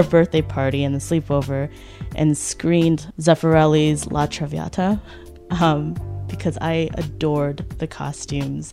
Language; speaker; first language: English; native; English